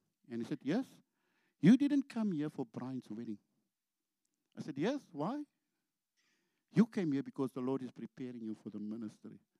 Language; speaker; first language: English; non-native, local second language; Afrikaans